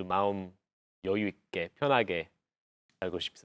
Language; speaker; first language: Korean; non-native, fluent; English